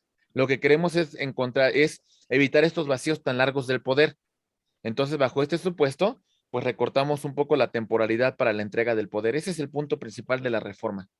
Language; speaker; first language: Spanish; native; Spanish